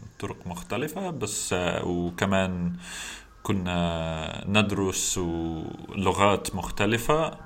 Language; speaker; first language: Arabic; non-native, fluent; English